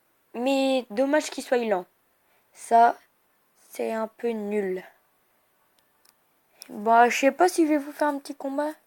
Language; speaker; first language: French; native; French